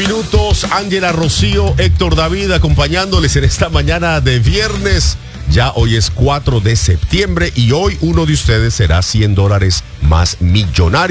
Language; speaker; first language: Spanish; native; Spanish